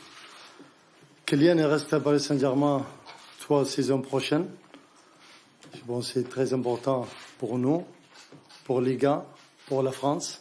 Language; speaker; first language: French; non-native, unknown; Arabic